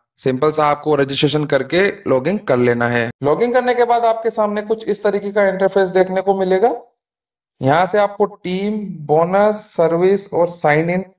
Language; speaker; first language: Hindi; native; Hindi